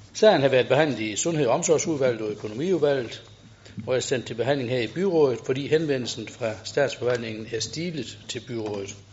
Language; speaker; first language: Danish; native; Danish